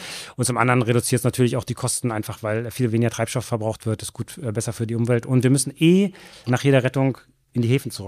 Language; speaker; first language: German; native; German